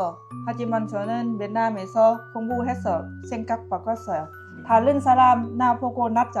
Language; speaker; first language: Korean; non-native, learner; Lao